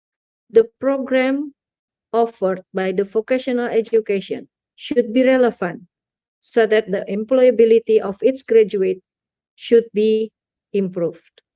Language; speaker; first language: English; non-native, fluent; Indonesian